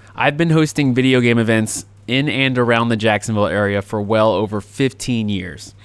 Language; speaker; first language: English; native; English